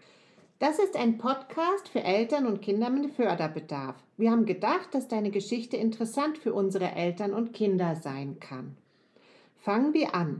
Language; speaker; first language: German; non-native, fluent; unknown